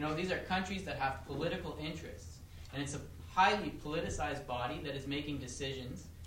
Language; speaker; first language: English; native; English